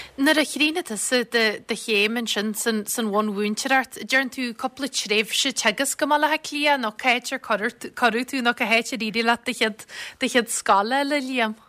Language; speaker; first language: Irish; native; Irish